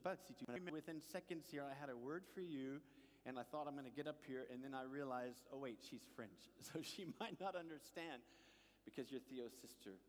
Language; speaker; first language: English; native; English